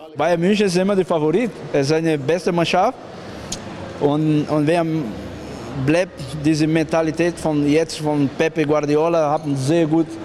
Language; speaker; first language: German; non-native, learner; Portuguese